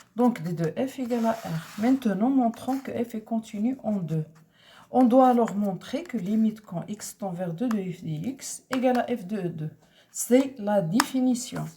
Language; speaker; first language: French; non-native, local second language; Arabic